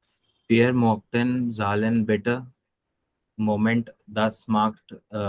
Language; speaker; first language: German; non-native, learner; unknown